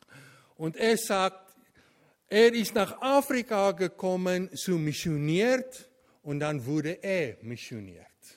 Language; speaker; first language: German; non-native, fluent; Afrikaans